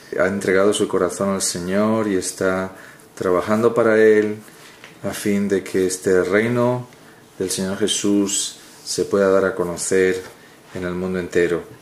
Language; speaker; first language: Spanish; native; Spanish